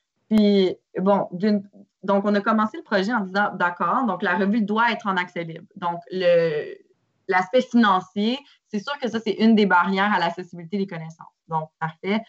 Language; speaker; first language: French; native; French